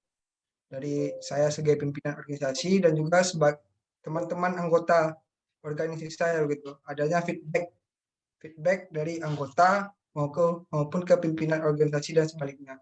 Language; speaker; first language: Indonesian; native; Indonesian